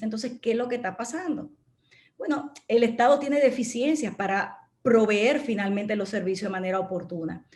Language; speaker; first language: Spanish; native; Spanish